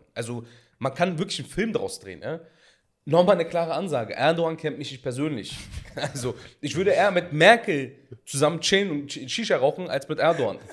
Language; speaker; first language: German; early bilingual, other home language; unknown